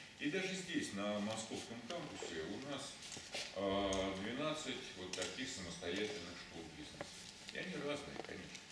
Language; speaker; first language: Russian; native; Russian